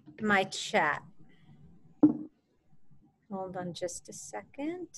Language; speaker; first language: English; native; English